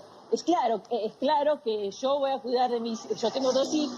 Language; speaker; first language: Spanish; non-native, fluent; Portuguese